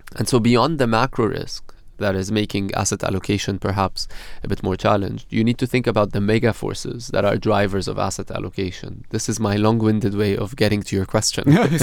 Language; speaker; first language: English; non-native, fluent; Arabic